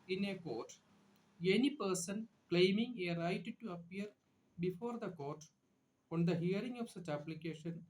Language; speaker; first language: English; non-native, local second language; Malayalam